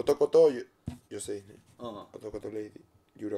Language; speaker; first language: Japanese; non-native, learner; Spanish